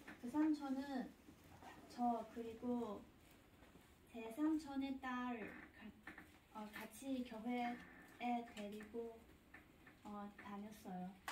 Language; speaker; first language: Korean; non-native, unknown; Chinese